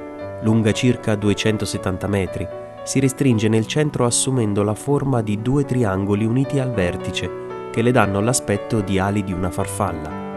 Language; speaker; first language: Italian; native; Italian